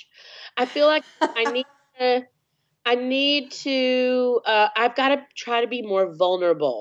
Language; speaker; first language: English; native; English